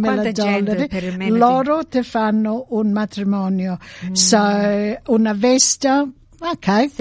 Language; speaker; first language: Italian; early bilingual, heritage; Italian